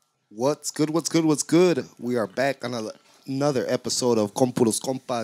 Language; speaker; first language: English; early bilingual, other home language; Spanish